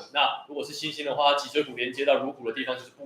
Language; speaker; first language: Chinese; native; Chinese